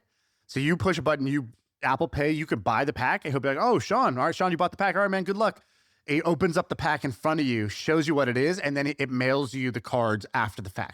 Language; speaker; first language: English; native; English